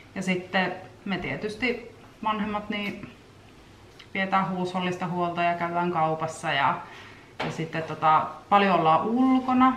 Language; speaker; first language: Finnish; native; Finnish